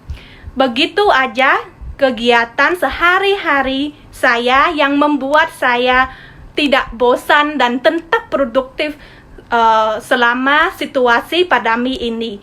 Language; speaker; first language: Indonesian; non-native, learner; Khmer